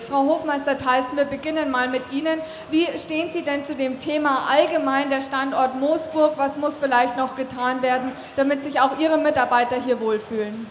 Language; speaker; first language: German; native; German